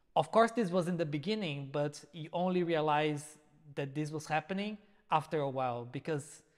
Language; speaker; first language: English; non-native, fluent; Portuguese